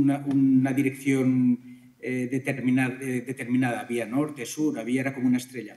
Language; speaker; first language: Spanish; native; Spanish